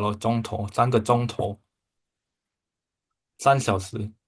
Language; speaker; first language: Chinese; non-native, fluent; Indonesian